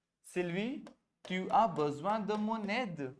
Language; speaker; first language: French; non-native, fluent; Hindi